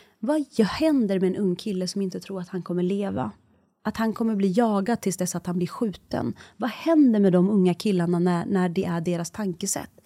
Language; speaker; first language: Swedish; early bilingual, other home language; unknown